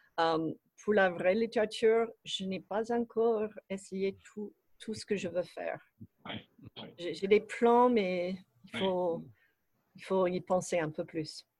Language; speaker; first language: French; non-native, fluent; English